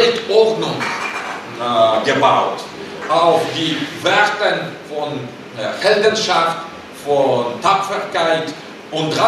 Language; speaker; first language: German; non-native, learner; Russian